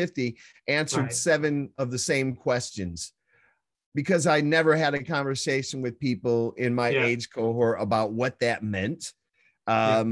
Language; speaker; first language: English; native; English